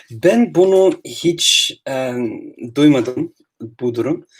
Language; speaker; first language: Turkish; non-native, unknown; English